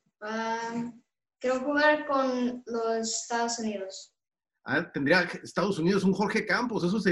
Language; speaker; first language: Spanish; early bilingual, heritage; Spanish